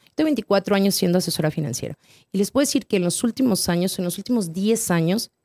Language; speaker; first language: Spanish; native; Spanish